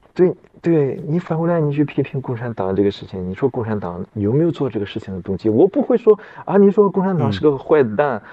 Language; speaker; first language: Chinese; native; Chinese